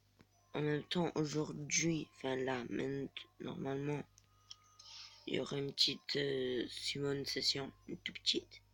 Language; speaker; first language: French; native; French